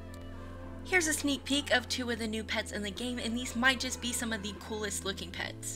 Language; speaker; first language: English; native; English